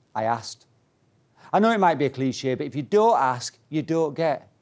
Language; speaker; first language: English; native; English